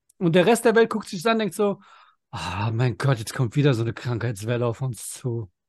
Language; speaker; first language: German; early bilingual, other home language; Persian